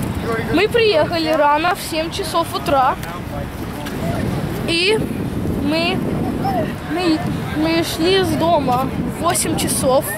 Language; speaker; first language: Russian; early bilingual, heritage; Russian